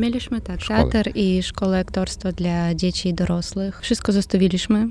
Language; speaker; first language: Polish; non-native, learner; Ukrainian